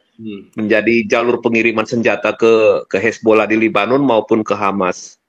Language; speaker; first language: Indonesian; native; Indonesian